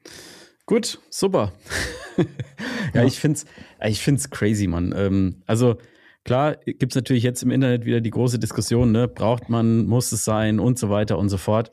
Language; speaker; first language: German; native; German